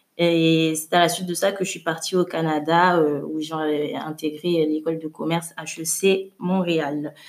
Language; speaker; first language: French; native; French